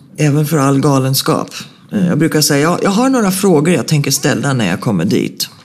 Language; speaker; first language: Swedish; native; Swedish